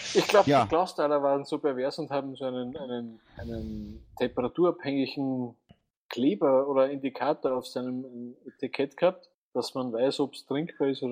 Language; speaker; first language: German; native; German